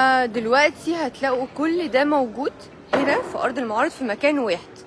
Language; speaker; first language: Arabic; native; Arabic